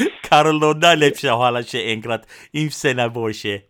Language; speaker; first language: Slovenian; non-native, local second language; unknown